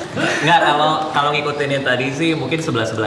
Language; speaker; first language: Indonesian; native; Indonesian